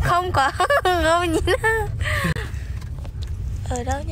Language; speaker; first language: Vietnamese; non-native, learner; Indonesian